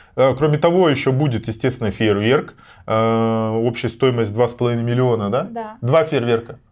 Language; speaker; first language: Russian; native; Russian